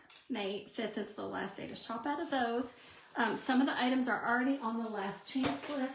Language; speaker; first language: English; native; English